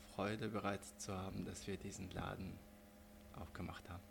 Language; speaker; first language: German; non-native, fluent; Mongolian